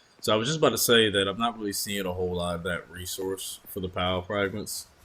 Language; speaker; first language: English; native; English